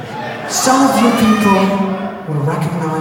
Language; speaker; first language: English; non-native, fluent; German